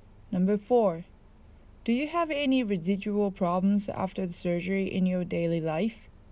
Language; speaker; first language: English; non-native, fluent; Japanese